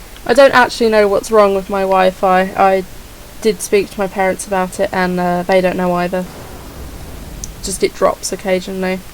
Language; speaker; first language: English; native; English